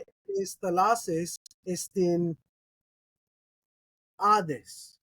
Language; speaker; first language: Greek; non-native, learner; English